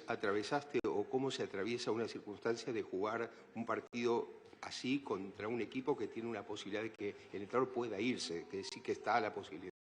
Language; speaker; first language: Spanish; native; Spanish